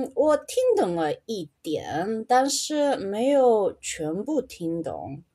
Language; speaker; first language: Chinese; non-native, learner; Spanish